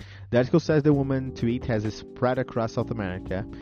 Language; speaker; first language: English; non-native, fluent; Portuguese